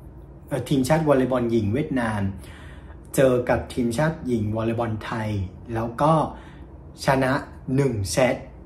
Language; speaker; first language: Thai; non-native, fluent; Vietnamese